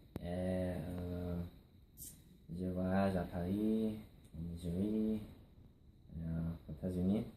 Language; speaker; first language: French; non-native, learner; English